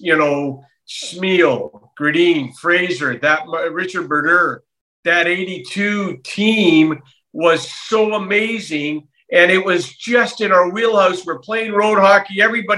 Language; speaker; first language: English; native; English